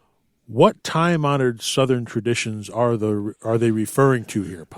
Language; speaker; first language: English; native; English